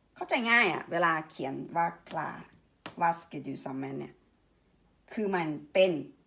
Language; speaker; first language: Thai; native; Thai